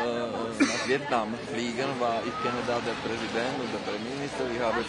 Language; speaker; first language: German; non-native, fluent; Czech